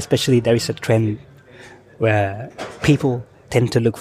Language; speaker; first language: English; non-native, fluent; Thai